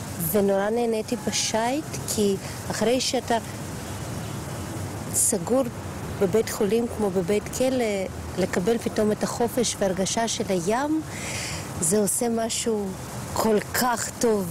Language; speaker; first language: Hebrew; non-native, local second language; Russian